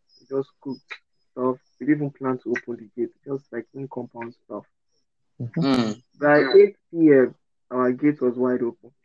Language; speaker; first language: English; non-native, local second language; Yoruba